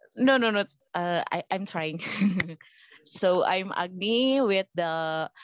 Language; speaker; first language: English; non-native, learner; Indonesian